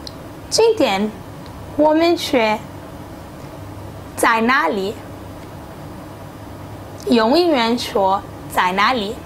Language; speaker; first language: Chinese; non-native, learner; English